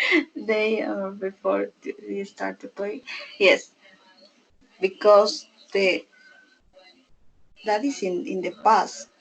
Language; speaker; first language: English; non-native, learner; Spanish